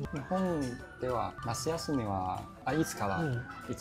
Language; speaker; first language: Japanese; non-native, learner; Chinese